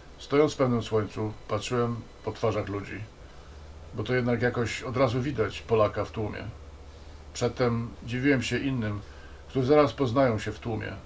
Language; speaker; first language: Polish; native; Polish